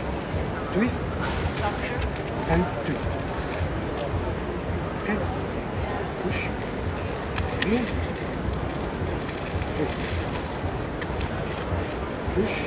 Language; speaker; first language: English; non-native, learner; Italian